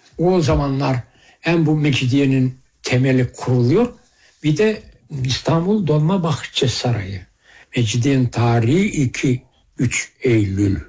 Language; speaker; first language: Turkish; early bilingual, heritage; Turkish